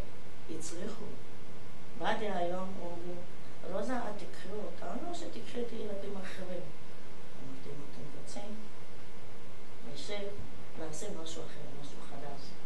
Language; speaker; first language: Hebrew; non-native, fluent; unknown